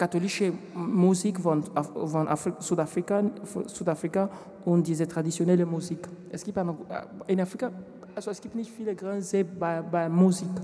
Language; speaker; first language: German; non-native, learner; French